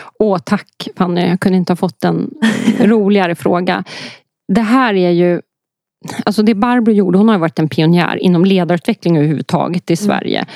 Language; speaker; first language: Swedish; early bilingual, other home language; Polish